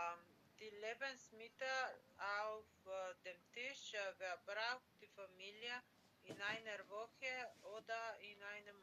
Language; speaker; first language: German; non-native, learner; Macedonian